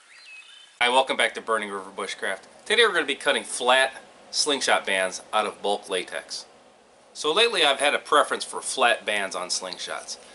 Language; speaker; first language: English; native; English